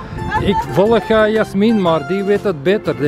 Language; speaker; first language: Dutch; native; Dutch